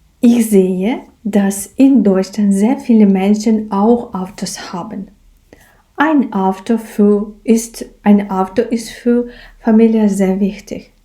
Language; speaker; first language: German; non-native, fluent; Ukrainian